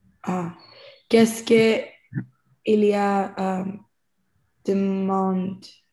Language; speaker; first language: French; non-native, learner; English